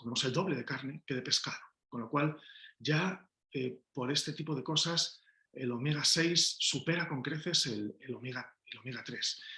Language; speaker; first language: Spanish; native; Spanish